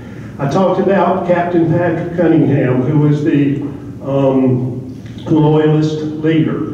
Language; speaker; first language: English; native; English